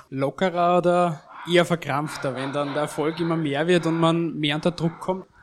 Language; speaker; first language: German; native; German